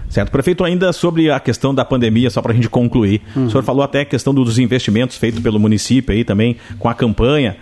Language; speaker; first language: Portuguese; native; Portuguese